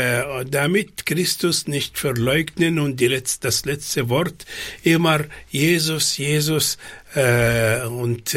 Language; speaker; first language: German; non-native, fluent; Arabic